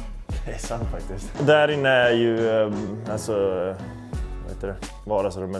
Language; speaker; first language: Swedish; native; Swedish